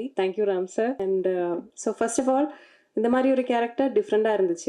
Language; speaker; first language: Tamil; non-native, learner; Malayalam